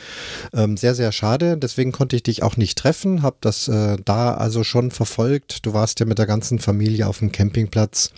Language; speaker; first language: German; native; German